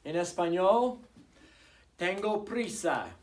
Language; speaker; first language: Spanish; non-native, fluent; English